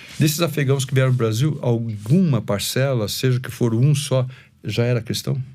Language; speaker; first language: Portuguese; native; Portuguese